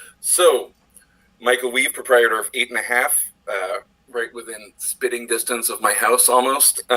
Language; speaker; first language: English; native; English